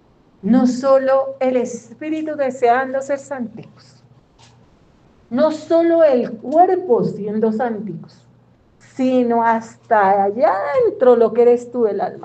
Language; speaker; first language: Spanish; native; Spanish